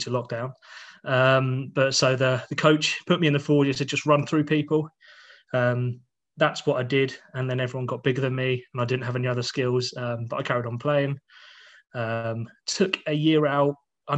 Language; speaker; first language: English; native; English